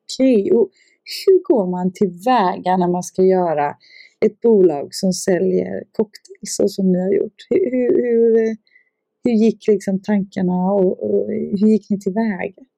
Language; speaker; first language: Swedish; early bilingual, other home language; Serbian